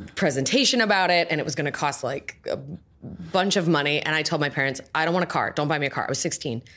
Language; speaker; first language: English; native; English